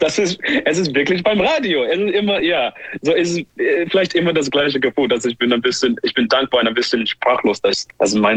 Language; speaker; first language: German; non-native, learner; English